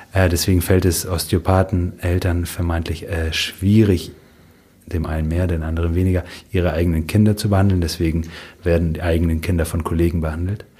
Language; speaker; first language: German; early bilingual, other home language; Russian